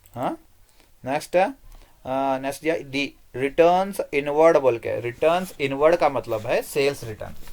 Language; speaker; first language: Hindi; non-native, local second language; Kannada